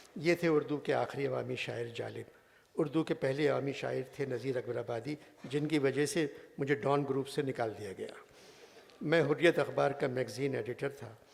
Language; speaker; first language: Urdu; native; Urdu